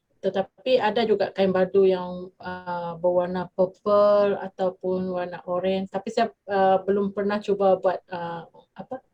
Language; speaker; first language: Malay; non-native, local second language; Iban